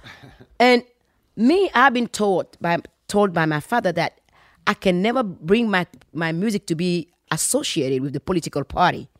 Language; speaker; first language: English; non-native, fluent; Fon